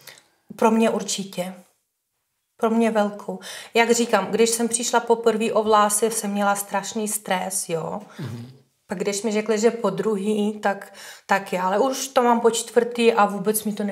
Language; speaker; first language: Czech; non-native, fluent; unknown